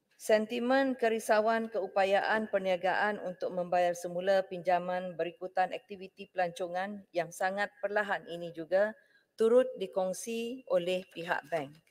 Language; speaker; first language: Malay; native; Malay